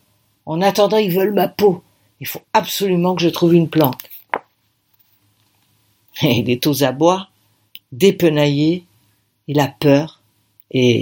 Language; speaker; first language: French; native; French